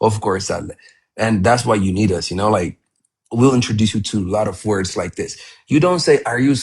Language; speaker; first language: English; non-native, fluent; Amharic